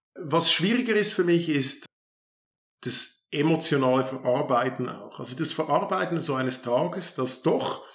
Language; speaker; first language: German; native; German